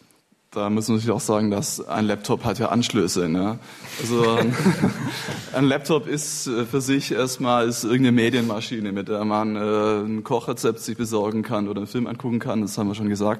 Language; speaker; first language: German; native; German